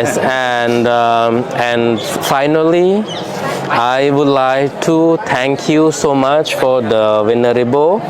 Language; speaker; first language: English; non-native, fluent; Lao